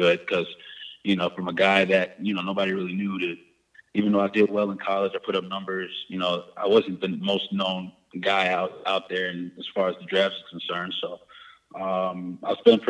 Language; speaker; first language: English; native; English